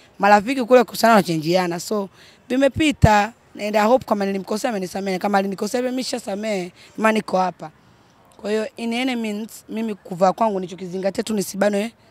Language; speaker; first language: Swahili; native; Swahili